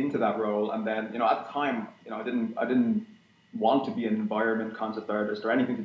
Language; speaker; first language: English; native; English